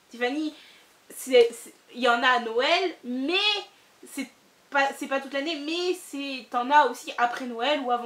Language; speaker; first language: French; native; French